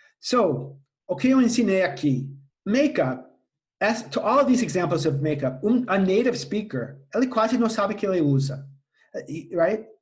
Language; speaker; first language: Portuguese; non-native, fluent; English